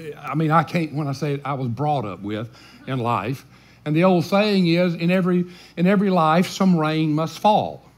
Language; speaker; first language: English; native; English